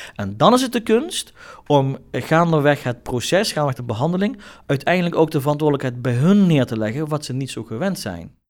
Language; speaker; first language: Dutch; early bilingual, other home language; Turkish